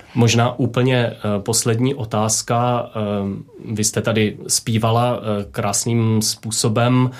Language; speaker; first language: Czech; native; Czech